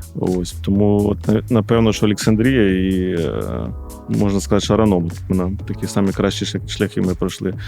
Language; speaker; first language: Ukrainian; native; Ukrainian